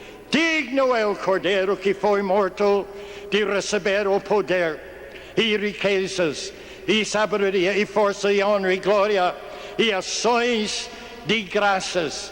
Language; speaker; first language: Portuguese; non-native, fluent; English